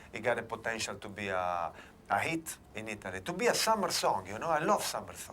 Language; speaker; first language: English; non-native, fluent; Italian